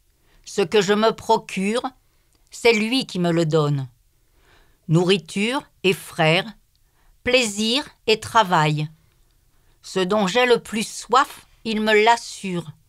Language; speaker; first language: French; native; French